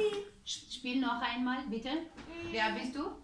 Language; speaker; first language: German; non-native, fluent; Ukrainian